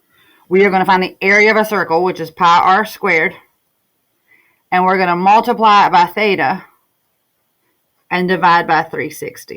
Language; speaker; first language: English; native; English